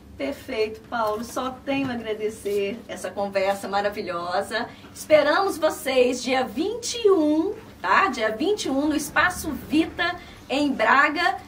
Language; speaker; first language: Portuguese; native; Portuguese